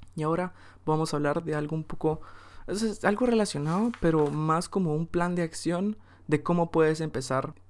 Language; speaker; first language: Spanish; early bilingual, heritage; Spanish